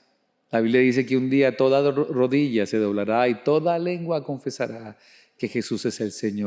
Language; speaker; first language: Spanish; native; Spanish